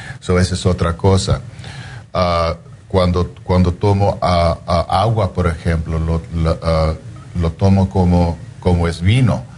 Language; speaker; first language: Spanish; non-native, fluent; English